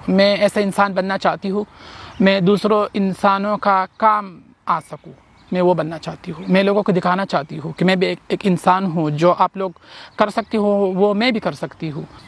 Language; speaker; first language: Urdu; non-native, local second language; Pashto